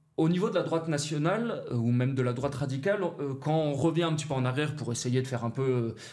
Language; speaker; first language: French; native; French